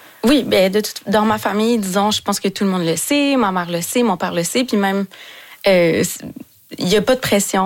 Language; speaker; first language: French; native; French